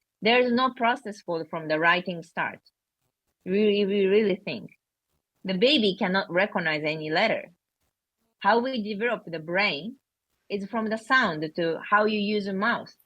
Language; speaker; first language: English; non-native, learner; Japanese